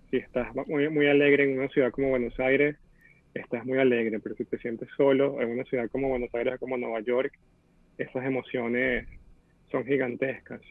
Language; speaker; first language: Spanish; native; Spanish